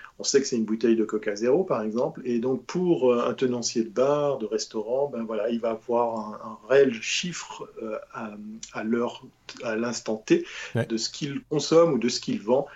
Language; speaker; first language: French; native; French